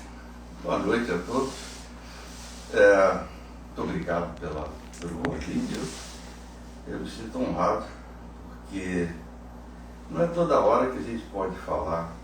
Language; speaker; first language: Portuguese; native; Portuguese